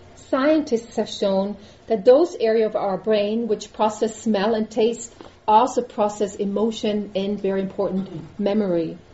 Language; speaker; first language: English; non-native, fluent; German